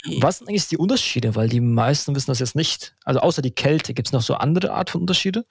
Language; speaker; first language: German; native; German